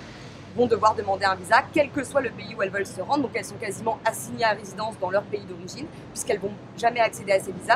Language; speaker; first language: French; native; French